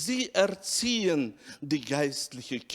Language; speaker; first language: German; non-native, fluent; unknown